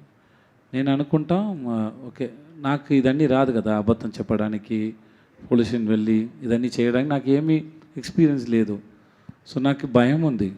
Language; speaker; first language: Telugu; non-native, learner; Tamil